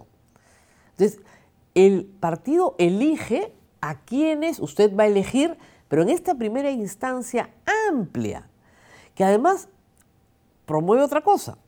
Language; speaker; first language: Spanish; native; Spanish